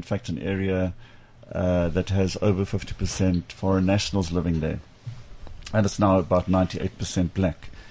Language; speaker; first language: English; native; English